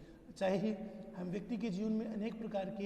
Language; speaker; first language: Hindi; native; Hindi